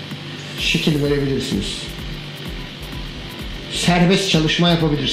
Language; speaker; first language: Turkish; native; Turkish